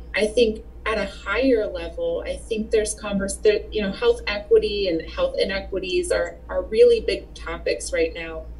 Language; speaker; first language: English; native; English